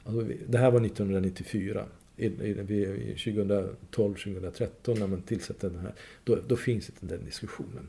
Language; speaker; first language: Swedish; non-native, fluent; Persian